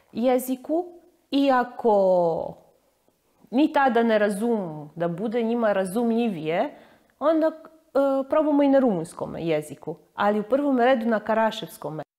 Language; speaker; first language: Croatian; early bilingual, heritage; Croatian